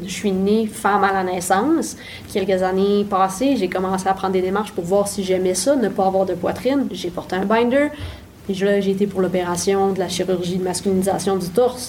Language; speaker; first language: French; native; French